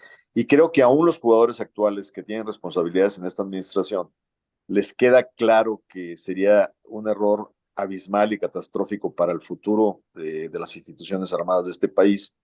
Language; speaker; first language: Spanish; native; Spanish